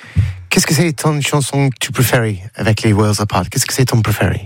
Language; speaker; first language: French; non-native, learner; English